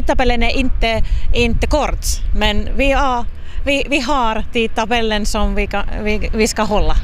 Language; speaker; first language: Swedish; non-native, local second language; Finnish